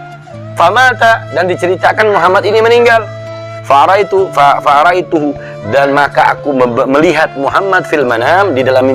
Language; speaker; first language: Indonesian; native; Indonesian